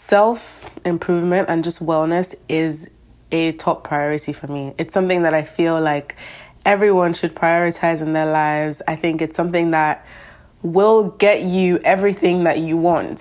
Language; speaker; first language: English; non-native, local second language; Yoruba